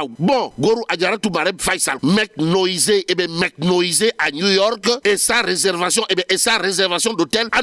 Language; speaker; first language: French; non-native, local second language; Wolof